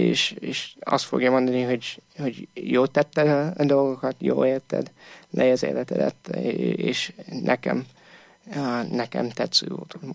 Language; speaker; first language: Hungarian; non-native, fluent; English